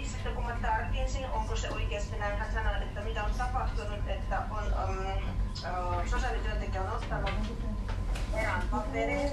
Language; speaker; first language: Finnish; non-native, fluent; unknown